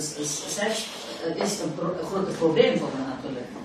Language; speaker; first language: Dutch; non-native, learner; Indonesian